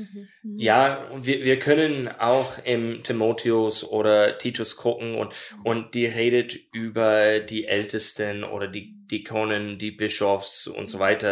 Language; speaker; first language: German; non-native, learner; English